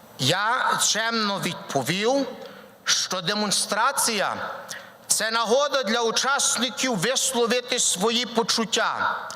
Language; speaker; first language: Ukrainian; early bilingual, heritage; Ukrainian